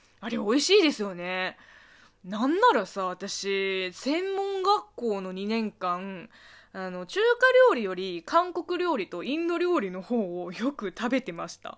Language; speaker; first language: Japanese; non-native, fluent; Chinese